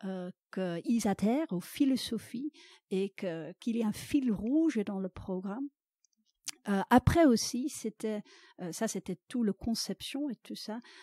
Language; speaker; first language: French; non-native, fluent; Dutch